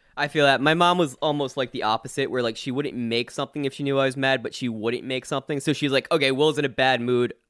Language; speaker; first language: English; native; English